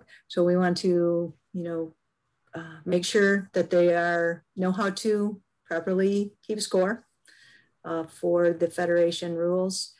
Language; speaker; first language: English; native; English